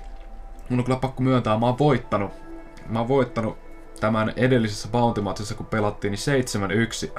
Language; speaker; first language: Finnish; native; Finnish